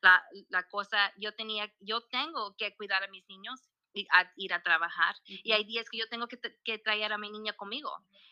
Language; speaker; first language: Spanish; early bilingual, heritage; Spanish